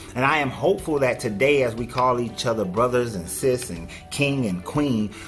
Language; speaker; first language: English; native; English